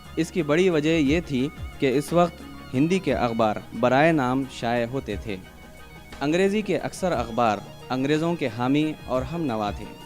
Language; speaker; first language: Urdu; native; Urdu